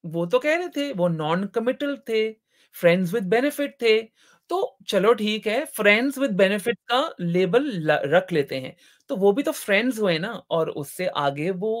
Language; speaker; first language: Hindi; native; Hindi